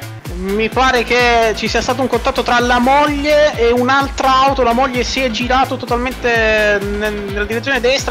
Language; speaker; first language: Italian; native; Italian